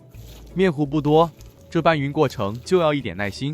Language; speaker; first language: Chinese; native; Chinese